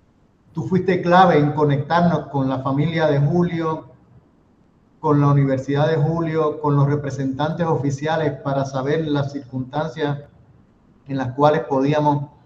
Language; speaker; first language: Spanish; native; Spanish